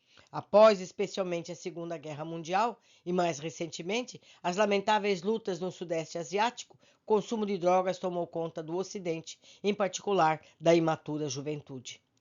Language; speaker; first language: Portuguese; native; Portuguese